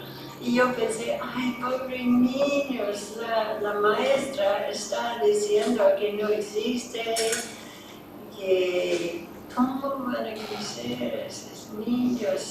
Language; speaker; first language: Spanish; non-native, fluent; English